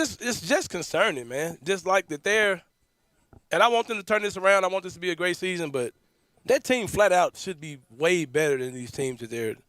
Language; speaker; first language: English; native; English